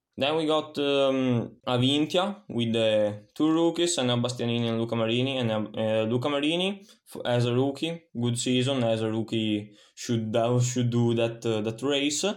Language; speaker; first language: English; non-native, fluent; Italian